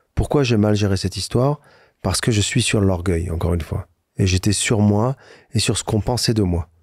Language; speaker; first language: French; native; French